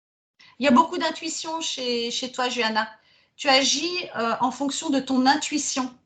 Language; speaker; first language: French; native; French